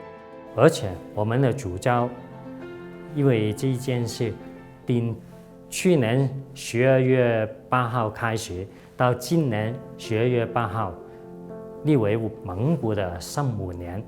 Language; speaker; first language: Chinese; non-native, local second language; Cantonese